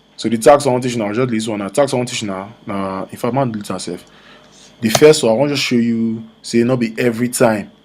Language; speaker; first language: Nigerian Pidgin; native; Nigerian Pidgin